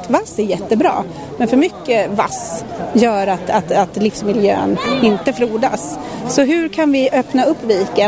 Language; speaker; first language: Swedish; native; Swedish